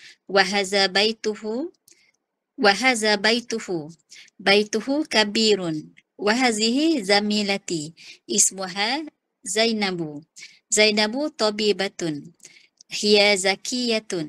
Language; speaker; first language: Arabic; non-native, learner; Malay